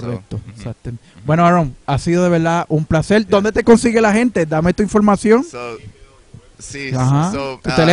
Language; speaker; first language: Spanish; native; Spanish